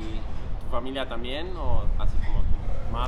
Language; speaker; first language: Spanish; non-native, fluent; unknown